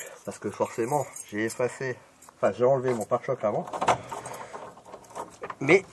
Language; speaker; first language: French; native; French